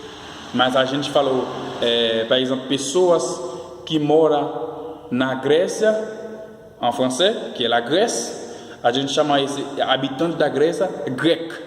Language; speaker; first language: Portuguese; non-native, fluent; Haitian Creole